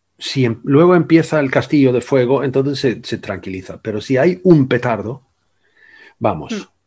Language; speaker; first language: Spanish; non-native, fluent; Swedish